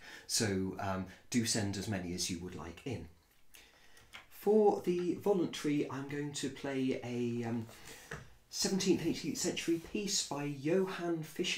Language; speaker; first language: English; native; English